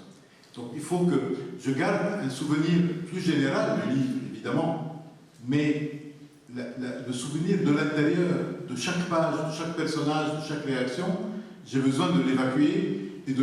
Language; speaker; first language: French; non-native, local second language; Arabic